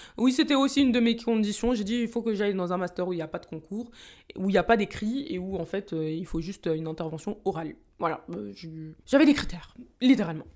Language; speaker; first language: French; native; French